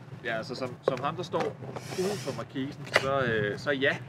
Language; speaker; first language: Danish; native; Danish